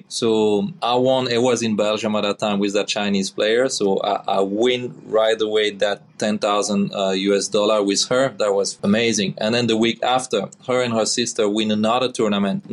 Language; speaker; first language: English; non-native, fluent; French